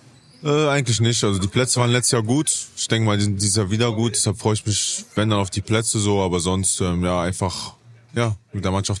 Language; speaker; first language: German; native; German